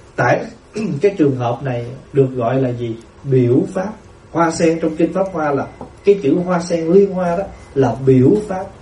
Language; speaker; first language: Vietnamese; native; Vietnamese